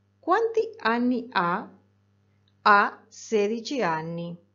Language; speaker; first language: Italian; non-native, fluent; Spanish